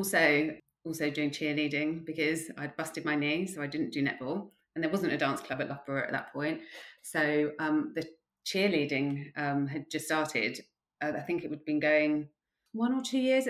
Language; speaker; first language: English; native; English